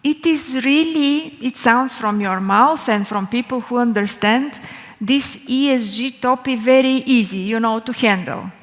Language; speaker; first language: English; non-native, fluent; Bulgarian